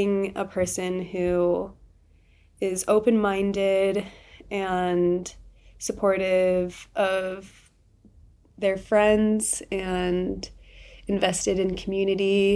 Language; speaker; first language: English; native; English